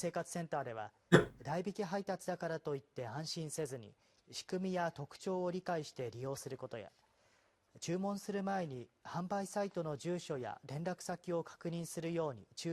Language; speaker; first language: Japanese; native; Japanese